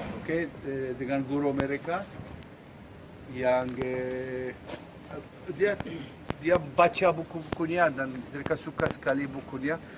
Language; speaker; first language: Indonesian; non-native, learner; Hebrew